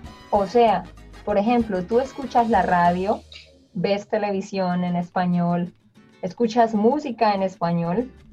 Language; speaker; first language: Spanish; native; Spanish